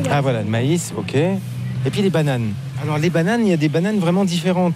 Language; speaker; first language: French; native; French